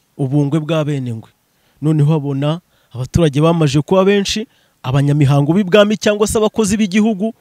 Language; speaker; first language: Kinyarwanda; native; Kinyarwanda